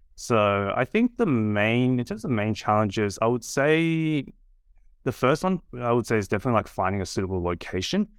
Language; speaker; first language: English; native; English